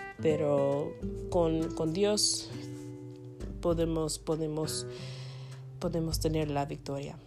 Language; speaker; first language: Spanish; non-native, learner; English